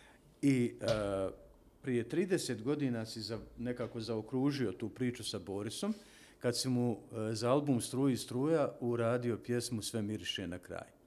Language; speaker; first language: Serbian; native; Serbian